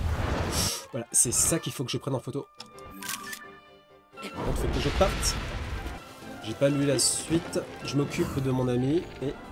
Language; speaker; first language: French; native; French